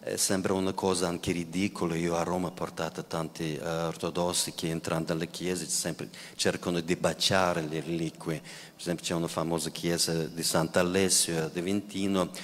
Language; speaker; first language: Italian; non-native, fluent; Russian